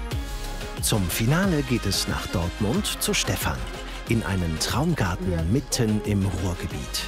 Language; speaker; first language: German; native; German